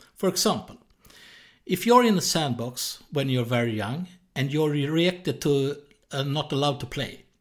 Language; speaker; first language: English; non-native, fluent; Swedish